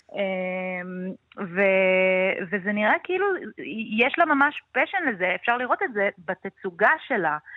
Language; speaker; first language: Hebrew; native; Hebrew